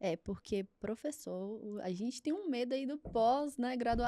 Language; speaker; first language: Portuguese; native; Portuguese